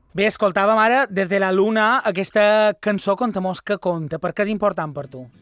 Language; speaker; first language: Catalan; native; Catalan